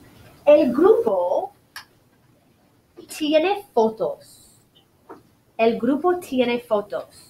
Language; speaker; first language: Spanish; non-native, fluent; English